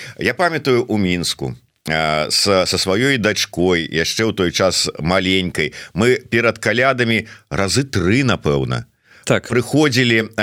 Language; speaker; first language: Belarusian; native; Belarusian